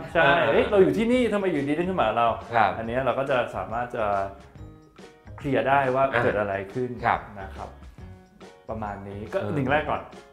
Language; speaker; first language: Thai; native; Thai